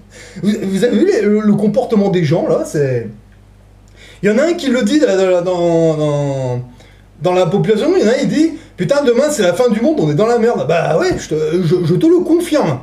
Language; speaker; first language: French; native; French